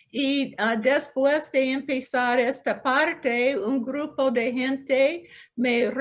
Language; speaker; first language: Spanish; non-native, local second language; English